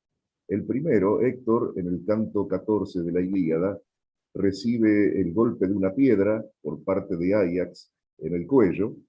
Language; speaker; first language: Spanish; native; Spanish